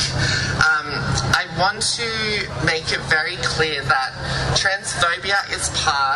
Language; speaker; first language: English; native; English